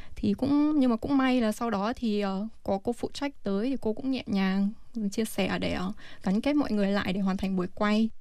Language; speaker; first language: Vietnamese; native; Vietnamese